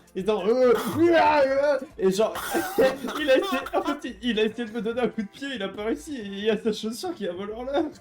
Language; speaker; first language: French; native; French